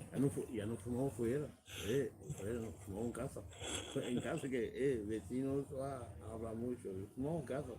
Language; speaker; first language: Spanish; non-native, learner; Romanian